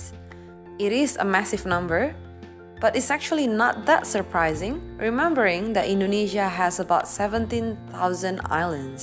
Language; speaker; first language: English; non-native, fluent; Indonesian